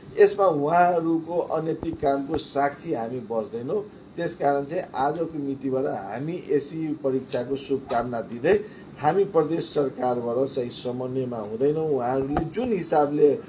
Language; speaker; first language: Nepali; non-native, local second language; Maithili